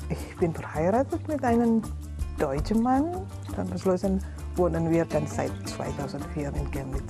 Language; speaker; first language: German; non-native, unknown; Indonesian